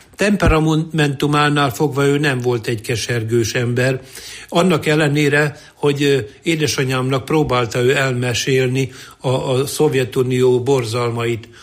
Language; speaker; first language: Hungarian; native; Hungarian